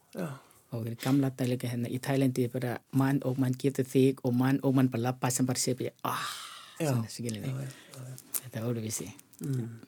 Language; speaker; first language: Icelandic; non-native, learner; Thai